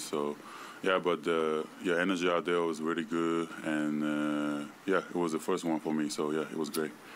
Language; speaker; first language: English; non-native, fluent; Japanese